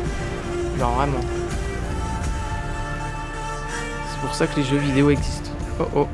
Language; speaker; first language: French; native; French